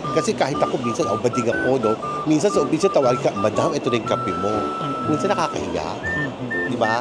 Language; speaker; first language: Filipino; native; Filipino